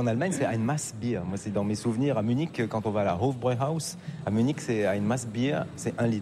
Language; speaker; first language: French; native; French